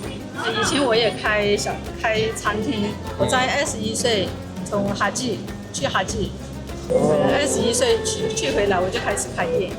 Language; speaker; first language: Chinese; early bilingual, heritage; Chinese